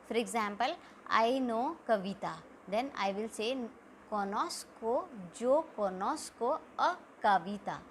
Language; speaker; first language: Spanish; non-native, fluent; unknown